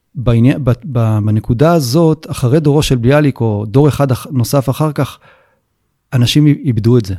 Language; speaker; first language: Hebrew; native; Hebrew